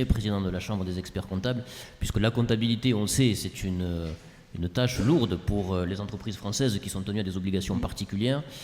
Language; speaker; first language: French; native; French